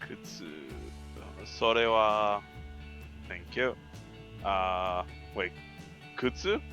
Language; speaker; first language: Japanese; non-native, learner; English